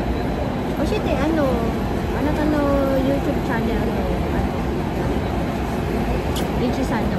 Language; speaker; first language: Japanese; non-native, learner; Filipino